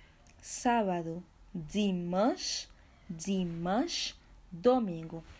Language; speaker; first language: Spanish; non-native, fluent; Haitian Creole